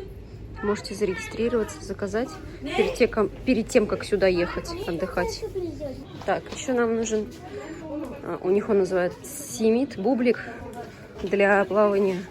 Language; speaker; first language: Russian; native; Russian